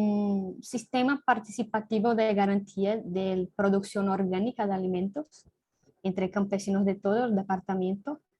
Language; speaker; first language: Spanish; non-native, fluent; Portuguese